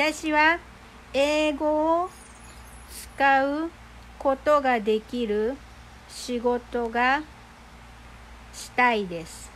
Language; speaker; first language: Japanese; non-native, fluent; Filipino